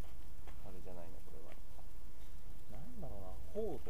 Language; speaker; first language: Japanese; native; Japanese